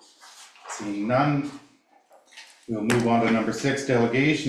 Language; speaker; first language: English; native; English